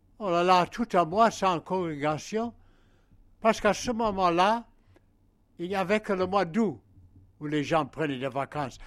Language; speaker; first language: French; non-native, fluent; English